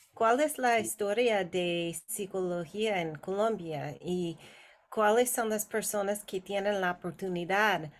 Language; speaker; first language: Spanish; non-native, learner; English